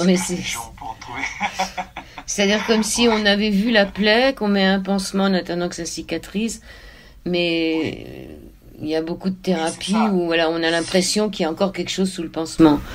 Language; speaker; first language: French; native; French